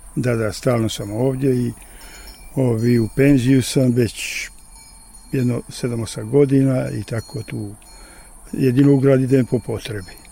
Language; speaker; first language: Serbian; native; Serbian